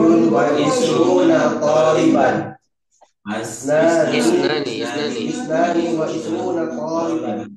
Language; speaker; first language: Arabic; non-native, learner; Indonesian